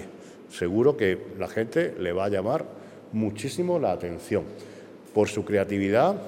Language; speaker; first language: Spanish; native; Spanish